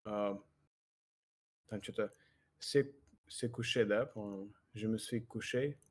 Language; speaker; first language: French; non-native, learner; Russian